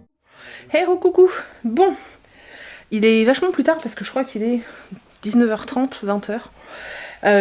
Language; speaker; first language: French; native; French